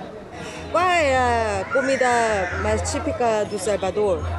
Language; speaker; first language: Portuguese; non-native, learner; Korean